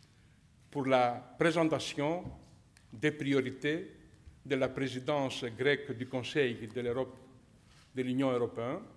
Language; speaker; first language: French; non-native, fluent; Greek